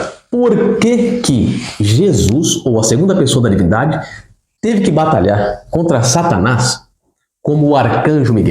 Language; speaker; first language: Portuguese; native; Portuguese